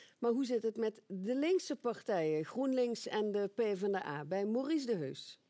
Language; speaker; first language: Dutch; native; Dutch